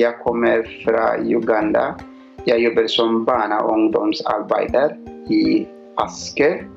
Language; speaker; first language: Norwegian; non-native, learner; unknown